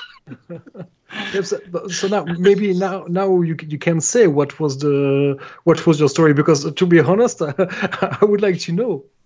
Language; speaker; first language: English; non-native, fluent; French